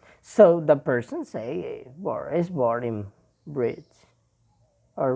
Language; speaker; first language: English; non-native, learner; Spanish